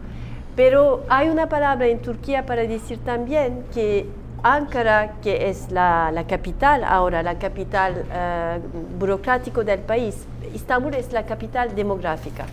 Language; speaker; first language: Spanish; non-native, learner; Turkish